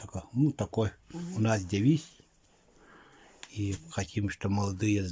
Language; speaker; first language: Russian; non-native, local second language; Yakut